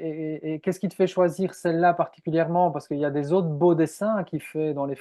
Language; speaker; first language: French; native; French